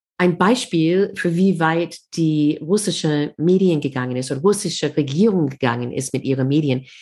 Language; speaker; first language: German; non-native, fluent; English